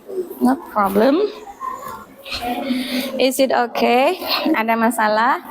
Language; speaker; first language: English; non-native, fluent; Indonesian